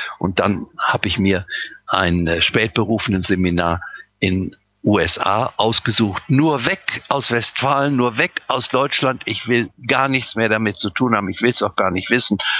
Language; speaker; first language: German; native; German